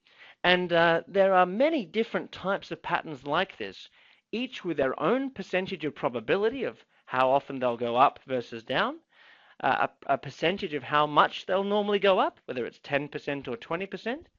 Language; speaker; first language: English; native; English